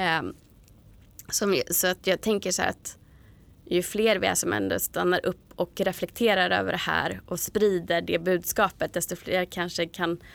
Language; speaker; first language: Swedish; native; Swedish